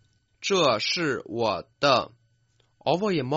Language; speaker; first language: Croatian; non-native, fluent; Chinese